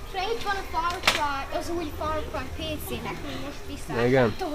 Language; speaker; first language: Hungarian; early bilingual, heritage; Hungarian